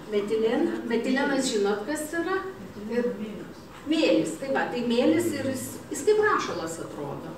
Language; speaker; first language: Lithuanian; native; Lithuanian